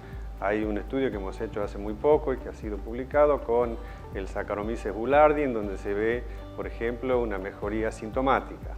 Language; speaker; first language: Spanish; native; Spanish